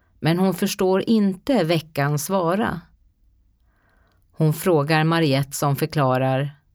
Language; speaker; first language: Swedish; native; Swedish